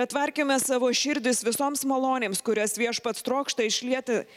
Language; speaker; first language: Lithuanian; native; Lithuanian